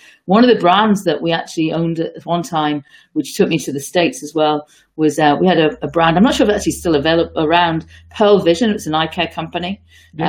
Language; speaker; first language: English; native; English